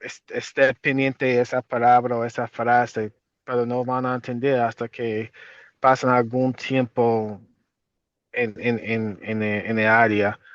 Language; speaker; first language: Spanish; non-native, fluent; English